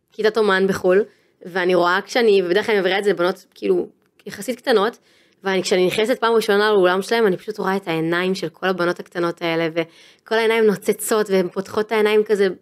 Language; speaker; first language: Hebrew; native; Hebrew